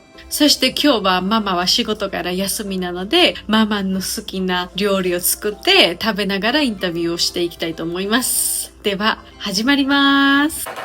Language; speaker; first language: Japanese; non-native, fluent; Georgian